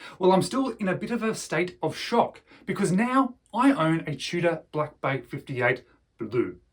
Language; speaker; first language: English; native; English